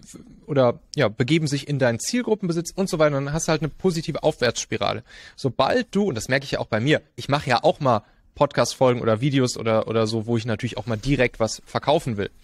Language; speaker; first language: German; native; German